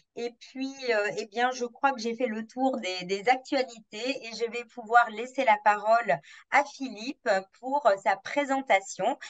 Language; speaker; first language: French; native; French